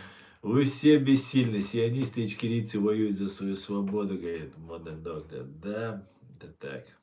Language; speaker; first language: Russian; non-native, local second language; Chechen